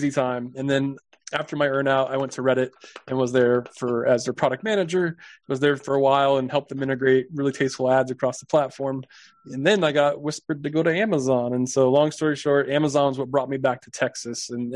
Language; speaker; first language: English; native; English